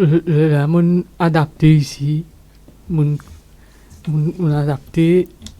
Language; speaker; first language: French; non-native, local second language; Morisyen